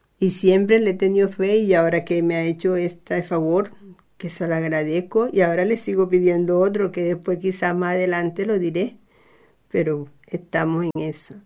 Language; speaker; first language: Spanish; native; Spanish